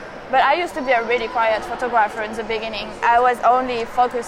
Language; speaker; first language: English; non-native, fluent; French